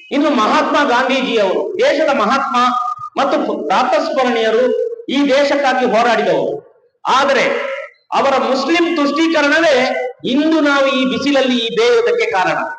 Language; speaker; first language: Kannada; non-native, local second language; Kodava